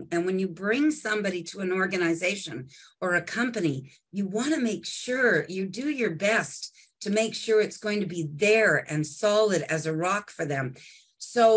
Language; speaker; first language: English; native; English